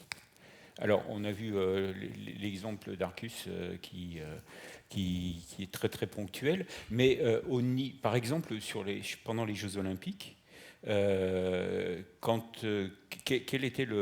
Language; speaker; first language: French; native; French